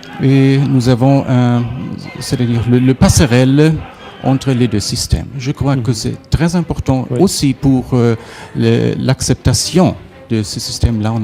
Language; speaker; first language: French; non-native, fluent; German